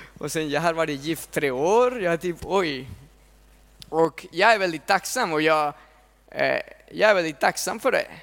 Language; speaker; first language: Swedish; non-native, fluent; Spanish